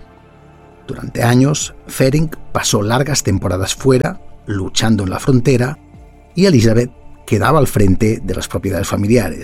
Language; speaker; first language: Spanish; native; Spanish